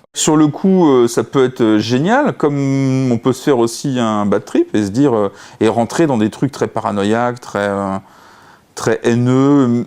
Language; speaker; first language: French; native; French